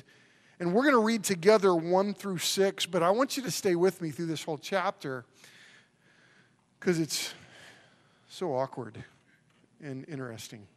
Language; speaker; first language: English; native; English